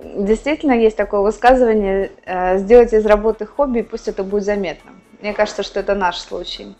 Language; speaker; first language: Russian; native; Russian